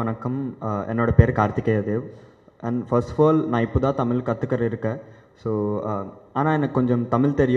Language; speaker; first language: Tamil; non-native, learner; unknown